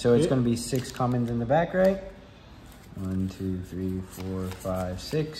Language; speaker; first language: English; native; English